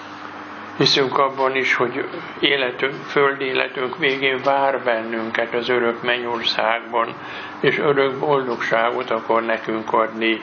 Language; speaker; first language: Hungarian; native; Hungarian